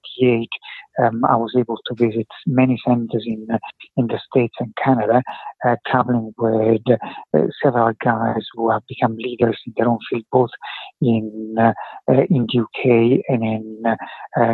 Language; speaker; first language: English; non-native, fluent; Italian